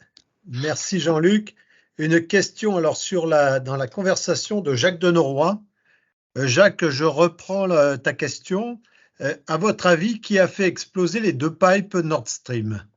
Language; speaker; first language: French; native; French